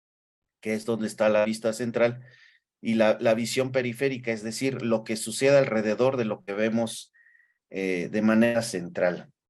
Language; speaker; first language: Spanish; native; Spanish